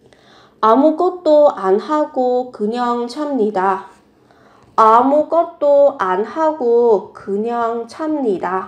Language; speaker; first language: Korean; non-native, fluent; Vietnamese